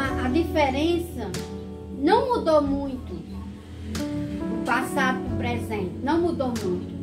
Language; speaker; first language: Portuguese; native; Portuguese